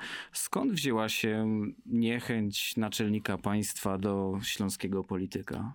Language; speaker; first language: Polish; native; Polish